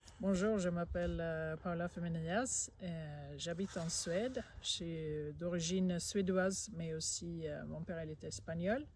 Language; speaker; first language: French; non-native, fluent; Swedish